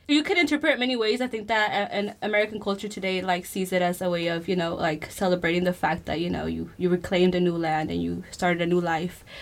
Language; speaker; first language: English; early bilingual, other home language; Spanish